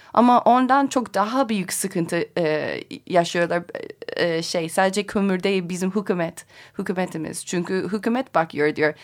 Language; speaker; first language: Turkish; non-native, learner; English